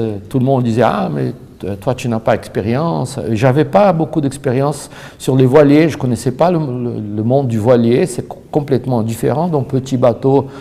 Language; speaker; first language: French; non-native, fluent; Portuguese